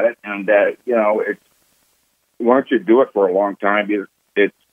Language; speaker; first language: English; native; English